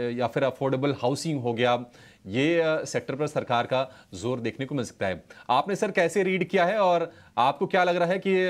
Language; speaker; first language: Hindi; native; Hindi